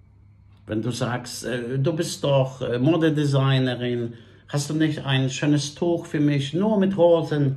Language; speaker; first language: German; non-native, fluent; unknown